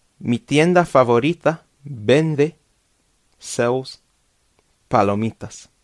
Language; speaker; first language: Spanish; non-native, fluent; English